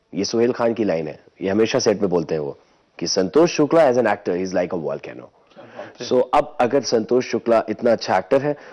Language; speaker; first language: Hindi; native; Hindi